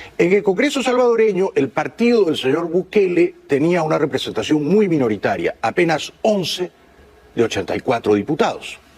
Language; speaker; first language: Spanish; native; Spanish